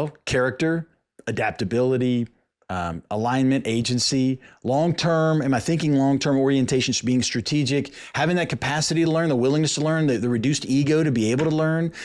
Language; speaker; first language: English; native; English